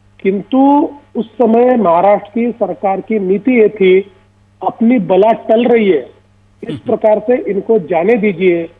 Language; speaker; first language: Hindi; non-native, local second language; Marathi